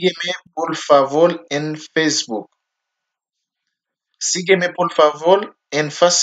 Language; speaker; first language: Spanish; non-native, learner; Haitian Creole